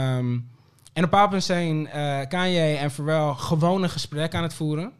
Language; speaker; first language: Dutch; early bilingual, other home language; Papiamento